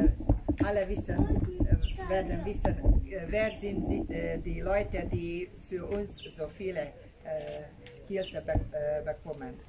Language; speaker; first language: German; non-native, learner; Hungarian